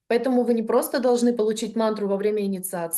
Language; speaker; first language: Russian; native; Russian